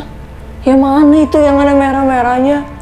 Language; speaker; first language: Indonesian; native; Indonesian